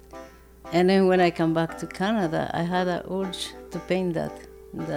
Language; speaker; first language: English; non-native, fluent; Spanish